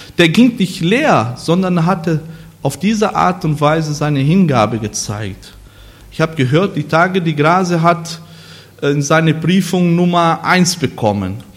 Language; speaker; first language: German; non-native, learner; Portuguese